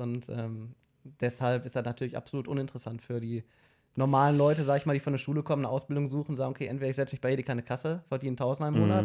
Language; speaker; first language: German; native; German